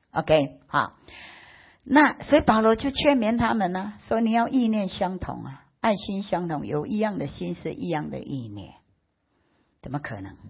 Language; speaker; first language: Chinese; early bilingual, heritage; Chinese